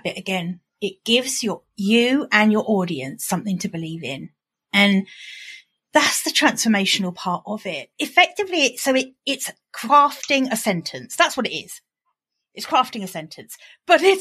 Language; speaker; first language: English; native; English